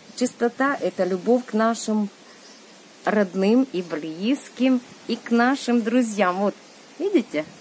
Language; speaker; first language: Russian; native; Russian